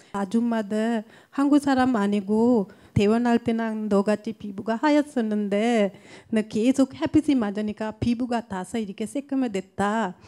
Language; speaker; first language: Korean; non-native, fluent; Sinhala